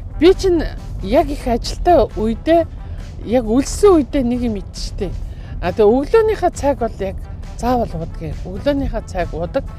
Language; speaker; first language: Mongolian; native; Mongolian